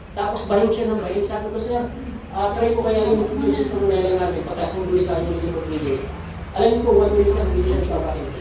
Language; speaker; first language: Filipino; native; Filipino